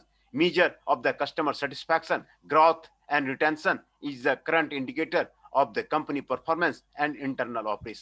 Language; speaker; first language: English; non-native, local second language; Hindi